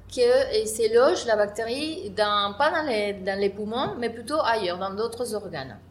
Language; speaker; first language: French; non-native, fluent; Spanish